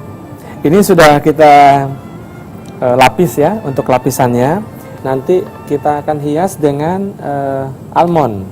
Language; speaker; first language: Indonesian; native; Indonesian